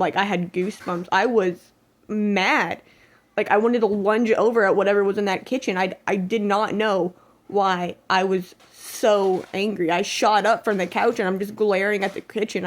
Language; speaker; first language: English; native; English